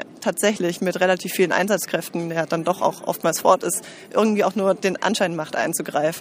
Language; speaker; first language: German; native; German